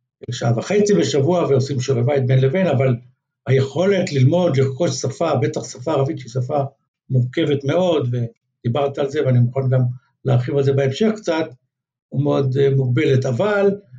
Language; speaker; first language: Hebrew; native; Hebrew